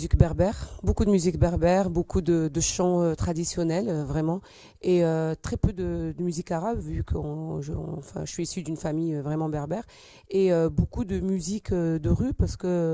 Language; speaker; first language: French; native; French